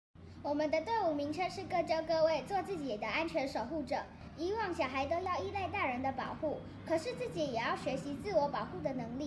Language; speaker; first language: Chinese; native; Chinese